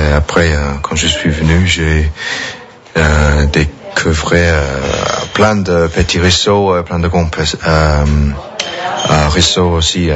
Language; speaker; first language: French; non-native, fluent; English